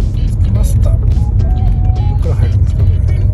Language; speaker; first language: Japanese; native; Japanese